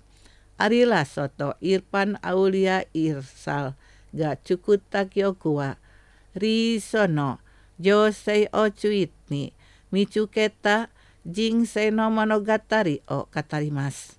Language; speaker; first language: Japanese; non-native, fluent; Indonesian